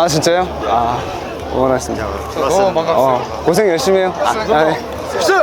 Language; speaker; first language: Korean; native; Korean